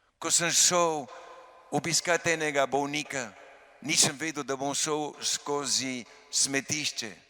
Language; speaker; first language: Slovenian; early bilingual, heritage; Slovenian